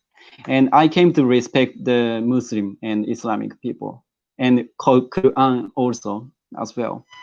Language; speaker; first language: English; non-native, learner; Japanese